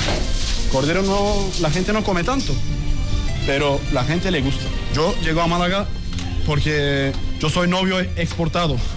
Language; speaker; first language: Spanish; non-native, learner; Turkish